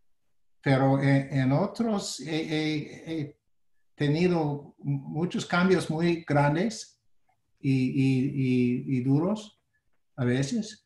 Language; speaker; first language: Spanish; non-native, fluent; English